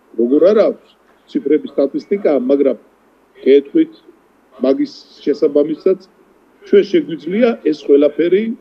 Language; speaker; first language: Georgian; native; Georgian